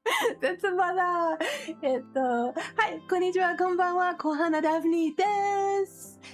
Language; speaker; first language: Japanese; non-native, learner; English